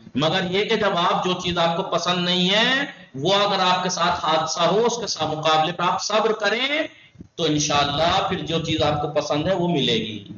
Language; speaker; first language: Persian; non-native, fluent; Urdu